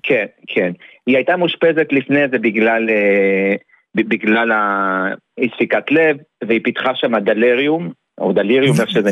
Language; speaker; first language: Hebrew; native; Hebrew